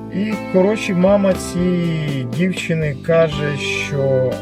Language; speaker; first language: Ukrainian; native; Ukrainian